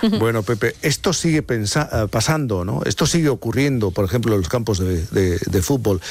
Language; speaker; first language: Spanish; native; Spanish